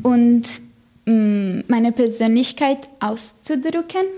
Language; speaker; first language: German; non-native, fluent; Italian